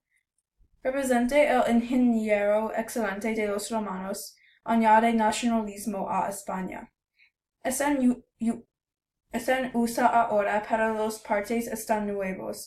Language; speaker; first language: Spanish; non-native, learner; English